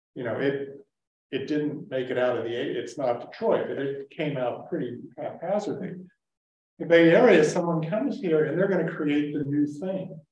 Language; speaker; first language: English; native; English